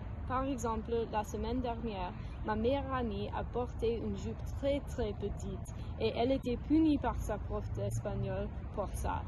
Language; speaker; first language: French; non-native, learner; English